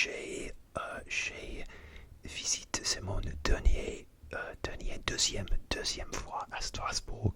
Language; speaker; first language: French; non-native, learner; English